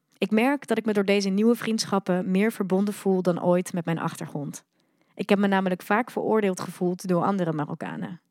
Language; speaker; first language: Dutch; early bilingual, other home language; Arabic